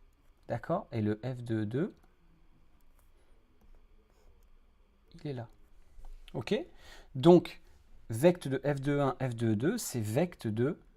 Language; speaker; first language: French; native; French